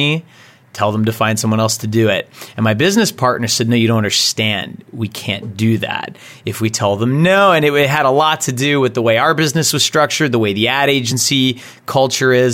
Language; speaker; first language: English; native; English